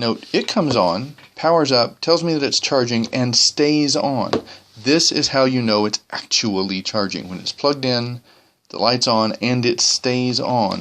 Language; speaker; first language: English; native; English